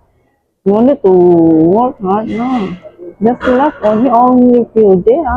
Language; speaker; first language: English; non-native, learner; Indonesian